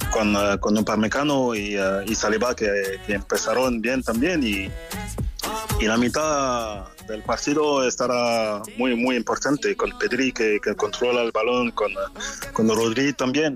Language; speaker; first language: Spanish; non-native, fluent; French